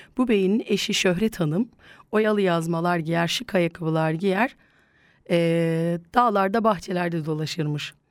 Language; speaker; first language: Turkish; native; Turkish